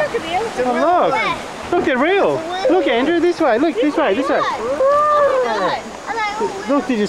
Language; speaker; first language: English; native; English